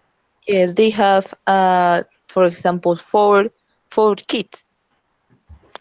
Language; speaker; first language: English; non-native, learner; Spanish